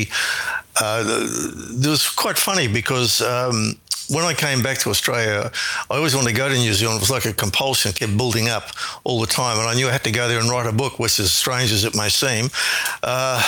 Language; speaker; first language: English; native; English